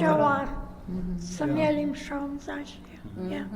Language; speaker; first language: Polish; early bilingual, heritage; Polish